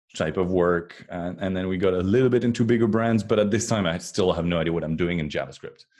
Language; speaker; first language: English; non-native, fluent; French